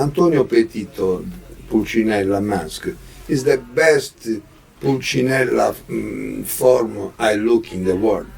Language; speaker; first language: English; non-native, learner; Italian